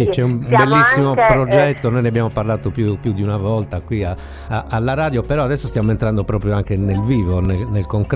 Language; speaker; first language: Italian; native; Italian